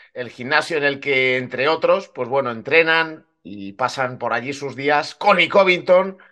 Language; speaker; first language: Spanish; native; Spanish